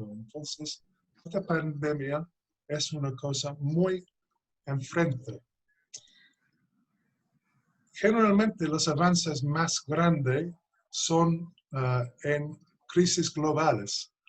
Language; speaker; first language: Spanish; non-native, fluent; English